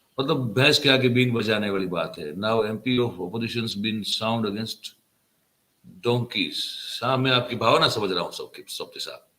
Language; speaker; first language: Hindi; non-native, local second language; Gujarati